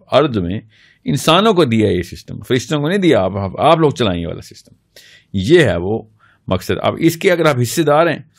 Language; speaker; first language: Urdu; native; Urdu